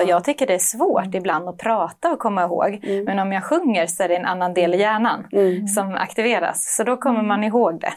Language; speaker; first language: Swedish; native; Swedish